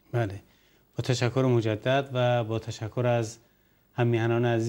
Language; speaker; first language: Persian; native; Persian